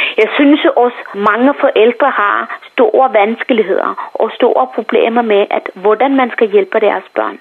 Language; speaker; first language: Danish; non-native, fluent; Tamil